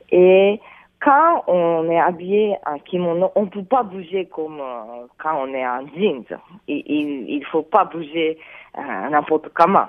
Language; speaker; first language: French; non-native, fluent; Japanese